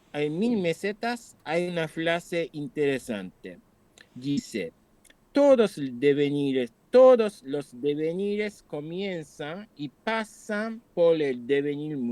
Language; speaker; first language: Spanish; non-native, fluent; Japanese